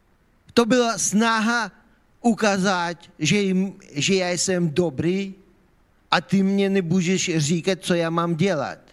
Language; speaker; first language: Czech; non-native, fluent; Ukrainian